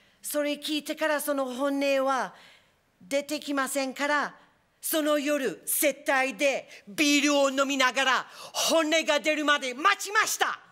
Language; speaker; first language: Japanese; non-native, fluent; English